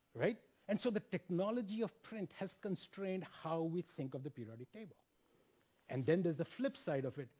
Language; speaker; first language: English; non-native, local second language; Hindi